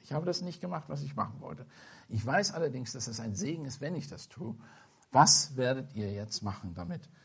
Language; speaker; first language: German; non-native, fluent; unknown